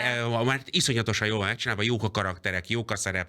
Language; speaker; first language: Hungarian; native; Hungarian